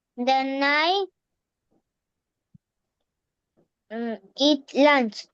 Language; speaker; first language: English; non-native, learner; Malayalam